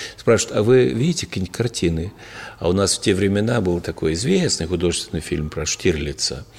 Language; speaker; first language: Russian; native; Russian